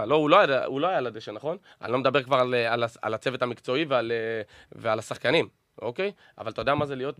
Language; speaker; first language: Hebrew; native; Hebrew